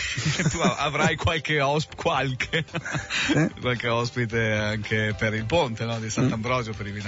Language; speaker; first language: Italian; native; Italian